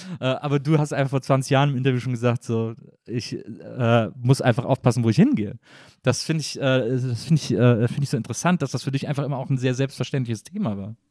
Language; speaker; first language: German; native; German